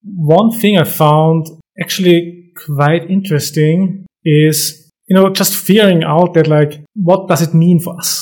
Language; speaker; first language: English; non-native, fluent; German